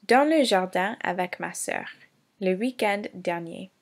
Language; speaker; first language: French; non-native, fluent; English